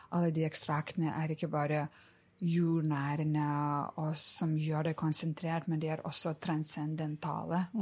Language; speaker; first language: Norwegian; non-native, fluent; Lithuanian